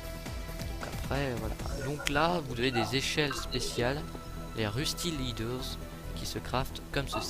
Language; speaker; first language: French; native; French